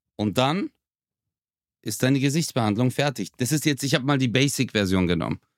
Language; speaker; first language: German; early bilingual, other home language; Turkish